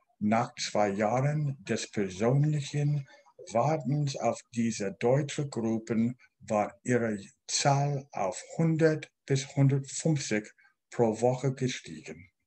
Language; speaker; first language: German; non-native, learner; English